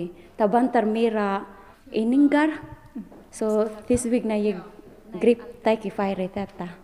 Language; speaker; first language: Icelandic; non-native, learner; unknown